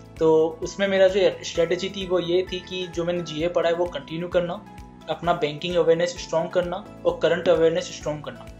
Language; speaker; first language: Hindi; native; Hindi